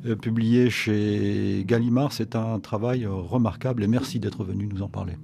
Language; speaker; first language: French; native; French